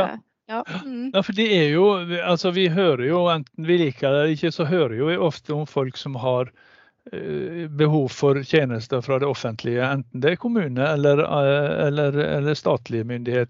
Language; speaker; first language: Norwegian; native; Norwegian